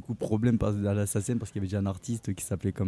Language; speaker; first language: French; native; French